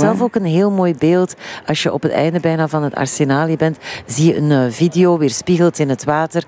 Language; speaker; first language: Dutch; native; Dutch